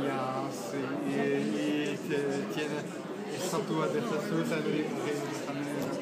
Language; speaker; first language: Spanish; non-native, learner; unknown